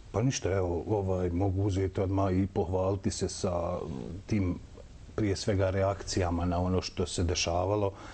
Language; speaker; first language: Croatian; native; Croatian